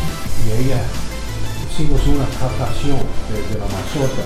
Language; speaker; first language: Spanish; non-native, learner; English